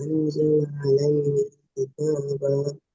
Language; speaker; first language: Arabic; non-native, learner; Bangla